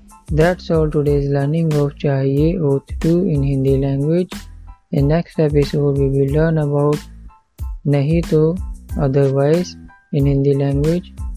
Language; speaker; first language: English; non-native, local second language; Hindi